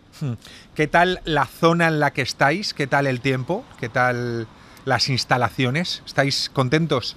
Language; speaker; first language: Spanish; native; Spanish